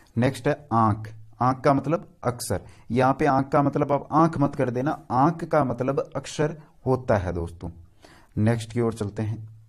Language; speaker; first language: Hindi; native; Hindi